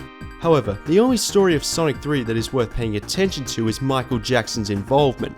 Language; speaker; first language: English; native; English